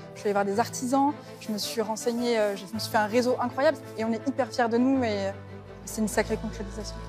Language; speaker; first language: French; native; French